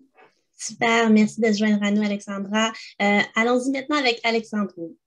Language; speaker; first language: French; native; French